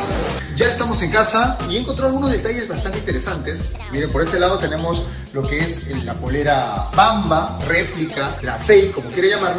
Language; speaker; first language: Spanish; native; Spanish